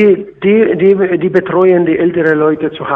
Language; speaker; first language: German; non-native, fluent; Polish